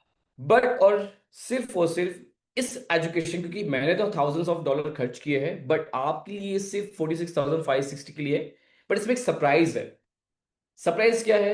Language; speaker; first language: Hindi; native; Hindi